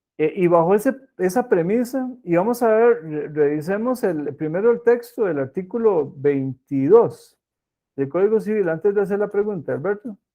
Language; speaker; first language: Spanish; native; Spanish